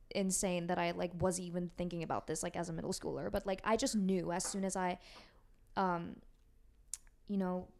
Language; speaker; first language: English; non-native, fluent; Korean